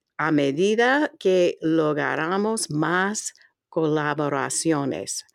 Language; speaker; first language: Spanish; non-native, fluent; English